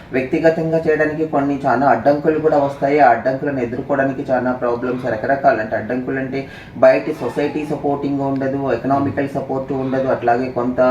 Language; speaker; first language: Telugu; native; Telugu